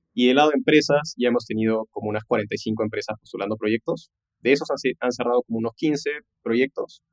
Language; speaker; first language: Spanish; native; Spanish